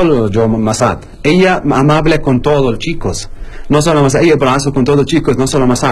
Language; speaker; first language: Spanish; non-native, learner; Arabic